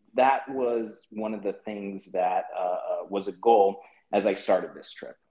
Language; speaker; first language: English; early bilingual, other home language; Filipino